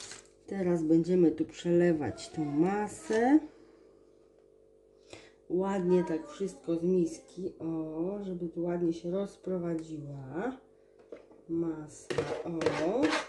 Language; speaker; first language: Polish; native; Polish